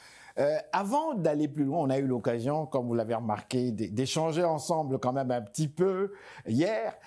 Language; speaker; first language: French; non-native, local second language; Lingala